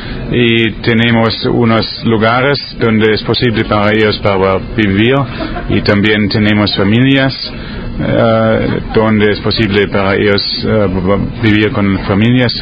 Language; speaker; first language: Spanish; non-native, learner; German